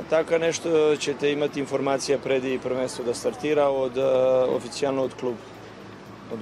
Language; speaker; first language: Bulgarian; non-native, learner; Macedonian